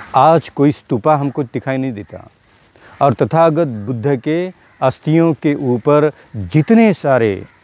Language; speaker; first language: Hindi; non-native, local second language; Marathi